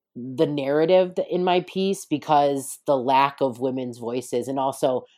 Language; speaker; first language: English; native; English